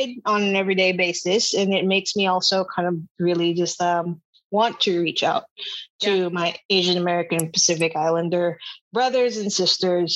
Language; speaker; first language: English; non-native, local second language; Filipino